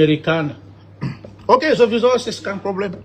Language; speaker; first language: German; non-native, fluent; Malagasy